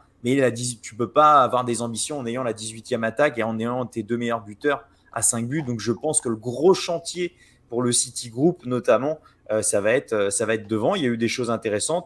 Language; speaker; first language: French; native; French